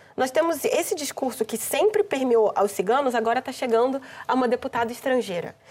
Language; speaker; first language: Portuguese; native; Portuguese